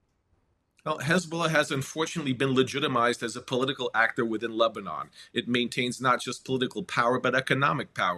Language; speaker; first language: English; native; English